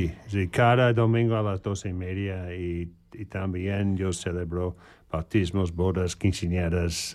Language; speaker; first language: Spanish; non-native, learner; English